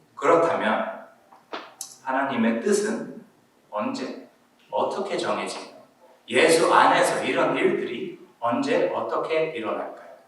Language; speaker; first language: Korean; early bilingual, heritage; Korean